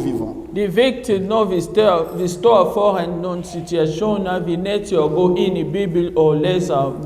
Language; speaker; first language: Danish; non-native, fluent; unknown